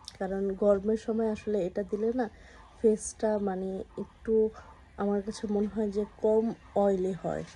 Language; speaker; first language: Bangla; native; Bangla